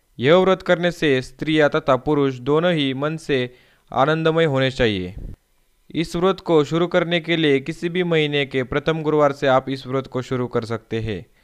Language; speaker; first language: Hindi; non-native, local second language; Marathi